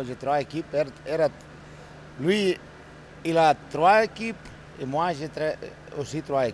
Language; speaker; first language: French; non-native, learner; Italian